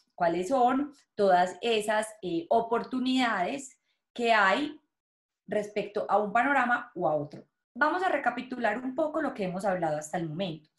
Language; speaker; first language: Spanish; native; Spanish